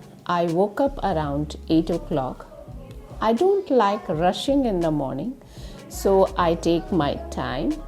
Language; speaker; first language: English; non-native, learner; Hindi